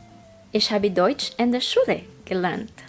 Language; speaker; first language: German; non-native, fluent; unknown